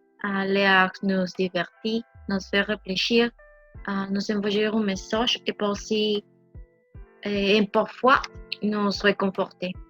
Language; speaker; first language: French; non-native, learner; Spanish